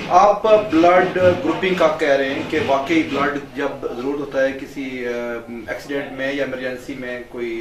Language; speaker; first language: Urdu; non-native, local second language; Pahari-Potwari